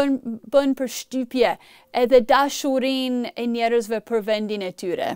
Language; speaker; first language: Albanian; non-native, fluent; English